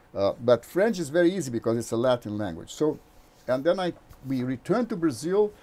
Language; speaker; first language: English; non-native, fluent; Portuguese